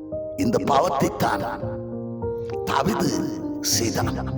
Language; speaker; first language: Tamil; native; Tamil